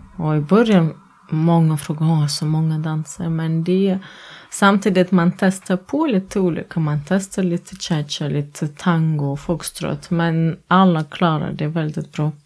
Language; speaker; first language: Swedish; non-native, fluent; Latvian